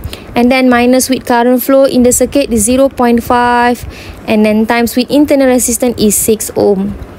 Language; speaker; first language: English; non-native, local second language; Malay